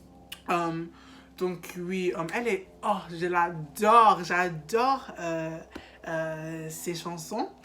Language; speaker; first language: French; non-native, learner; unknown